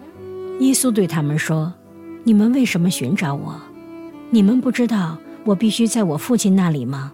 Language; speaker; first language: Chinese; native; Chinese